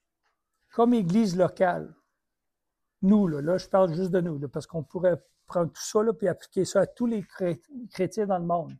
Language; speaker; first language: French; native; French